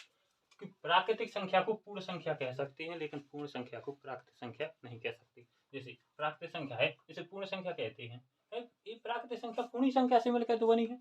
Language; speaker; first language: Hindi; native; Hindi